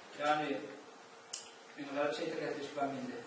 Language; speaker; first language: Arabic; non-native, fluent; Tatar